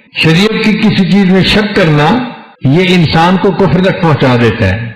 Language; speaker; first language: Urdu; non-native, local second language; Punjabi